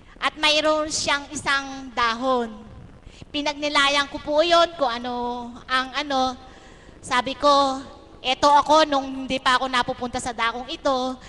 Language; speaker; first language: Filipino; native; Filipino